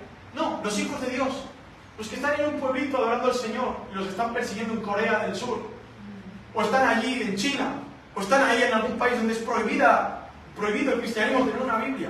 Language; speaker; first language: Spanish; native; Spanish